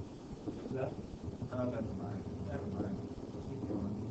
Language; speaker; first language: English; native; English